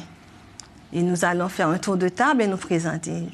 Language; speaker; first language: French; non-native, local second language; Haitian Creole